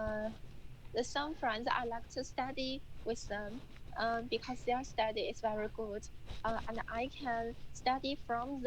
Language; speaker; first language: English; non-native, learner; Chinese